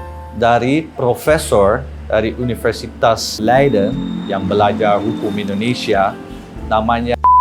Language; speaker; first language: Indonesian; non-native, learner; Dutch